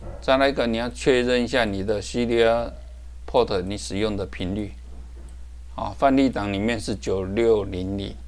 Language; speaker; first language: Chinese; native; Chinese